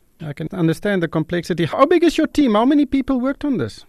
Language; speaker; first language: English; non-native, local second language; Afrikaans